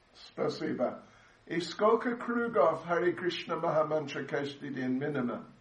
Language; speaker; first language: Russian; non-native, learner; English